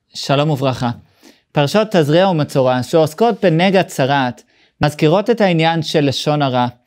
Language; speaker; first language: Hebrew; non-native, fluent; English